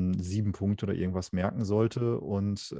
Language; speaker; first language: German; native; German